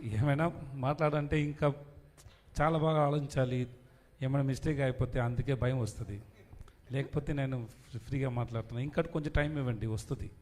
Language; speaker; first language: Telugu; non-native, learner; Tamil